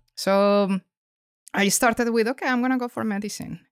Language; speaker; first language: English; non-native, fluent; Spanish